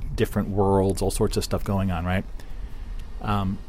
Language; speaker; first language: English; native; English